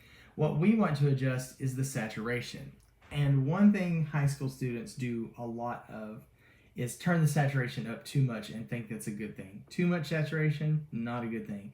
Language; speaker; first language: English; native; English